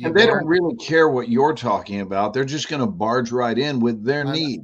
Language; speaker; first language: English; native; English